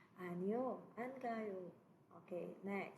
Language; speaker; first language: Korean; non-native, fluent; Cebuano